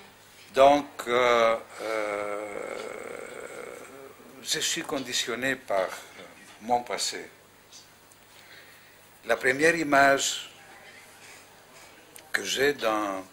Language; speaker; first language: French; non-native, fluent; Greek